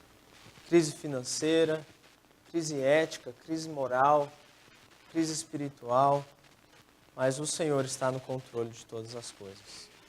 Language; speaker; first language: Portuguese; native; Portuguese